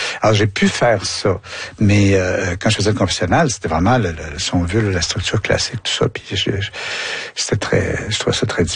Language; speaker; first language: French; native; French